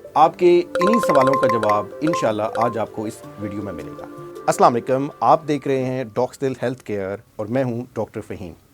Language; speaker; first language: Urdu; native; Urdu